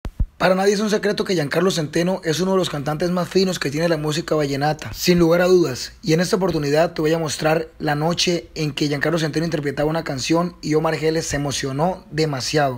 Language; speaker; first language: Spanish; native; Spanish